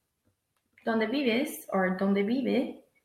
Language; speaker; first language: Spanish; non-native, fluent; Portuguese